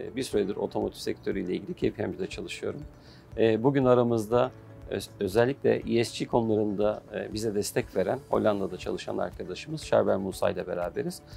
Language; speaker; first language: Turkish; native; Turkish